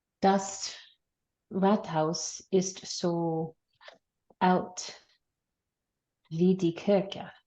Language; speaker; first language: German; non-native, learner; English